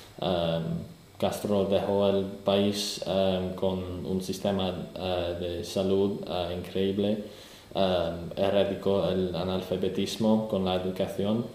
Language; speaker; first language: Spanish; non-native, learner; English